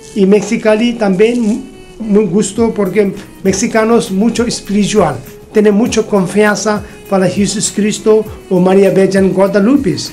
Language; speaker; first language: Spanish; non-native, learner; Tibetan